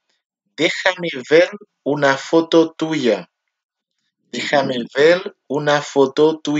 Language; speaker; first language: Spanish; non-native, learner; Haitian Creole